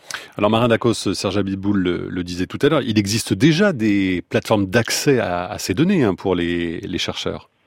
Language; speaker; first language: French; native; French